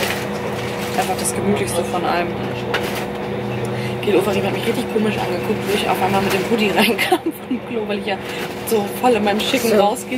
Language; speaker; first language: German; native; German